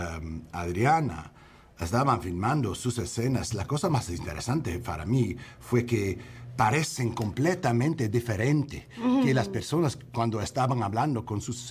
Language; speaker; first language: Spanish; non-native, learner; English